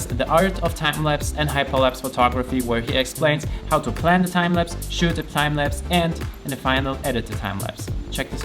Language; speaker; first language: English; non-native, fluent; German